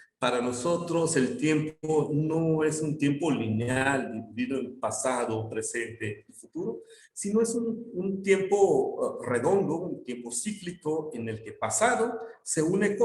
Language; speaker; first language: Spanish; non-native, local second language; Yucateco